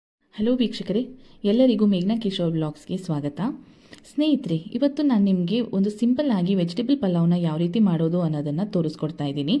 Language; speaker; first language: Kannada; native; Kannada